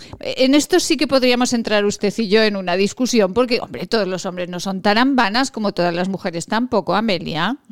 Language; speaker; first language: Spanish; native; Spanish